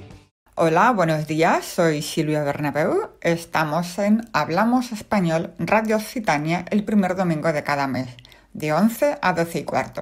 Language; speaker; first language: Spanish; native; Spanish